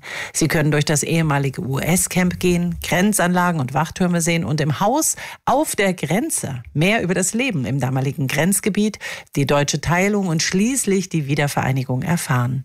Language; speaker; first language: German; native; German